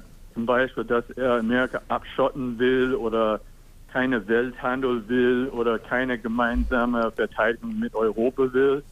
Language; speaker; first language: German; non-native, fluent; English